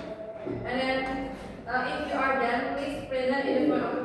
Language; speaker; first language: English; non-native, learner; Indonesian